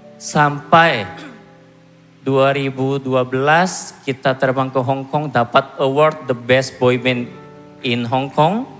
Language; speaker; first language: Indonesian; non-native, fluent; Korean